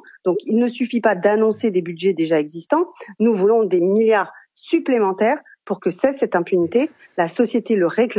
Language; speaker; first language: French; native; French